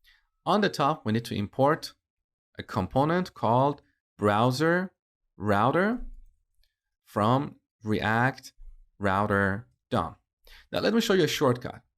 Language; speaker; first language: English; native; English